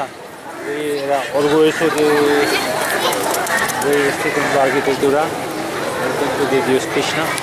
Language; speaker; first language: Spanish; non-native, fluent; Nepali